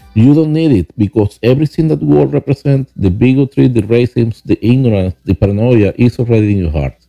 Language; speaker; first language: English; non-native, fluent; Spanish